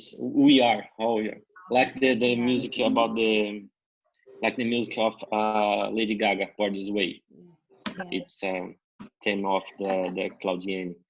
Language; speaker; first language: English; non-native, learner; Portuguese